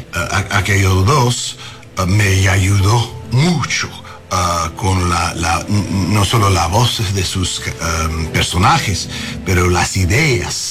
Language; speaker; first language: Spanish; non-native, learner; English